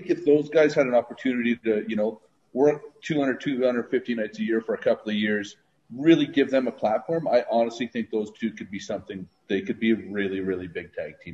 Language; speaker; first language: English; native; English